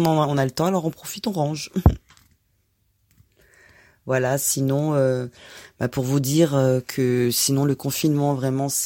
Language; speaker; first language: French; native; French